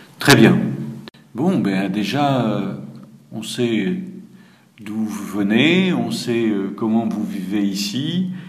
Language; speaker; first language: French; native; French